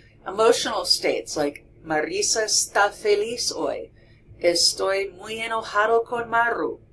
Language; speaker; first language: Spanish; non-native, fluent; English